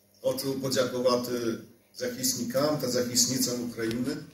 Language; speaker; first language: Ukrainian; non-native, fluent; Polish